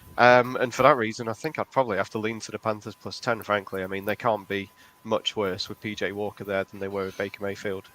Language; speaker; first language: English; native; English